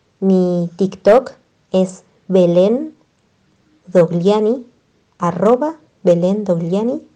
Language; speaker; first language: Spanish; native; Spanish